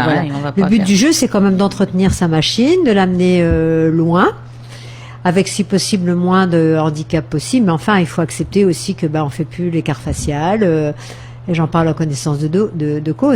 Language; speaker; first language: French; native; French